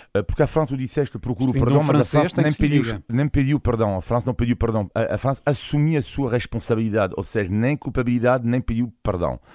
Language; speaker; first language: Portuguese; non-native, fluent; French